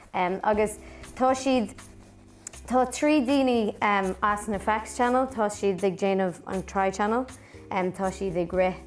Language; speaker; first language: Irish; non-native, local second language; English